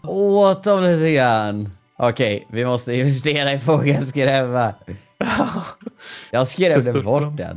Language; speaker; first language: Swedish; native; Swedish